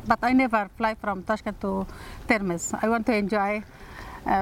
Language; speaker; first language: English; non-native, fluent; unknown